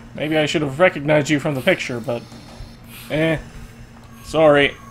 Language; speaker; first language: English; native; English